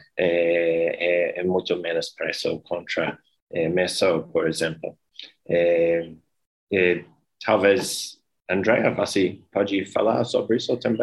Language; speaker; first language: Portuguese; non-native, learner; English